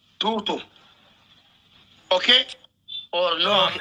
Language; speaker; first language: English; non-native, learner; Oromo